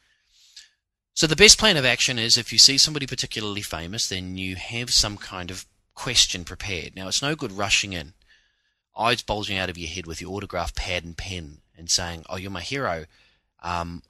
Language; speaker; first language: English; native; English